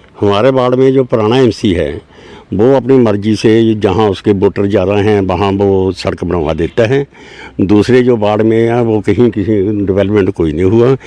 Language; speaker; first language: Hindi; non-native, local second language; Punjabi